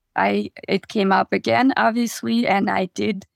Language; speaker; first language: English; non-native, fluent; Russian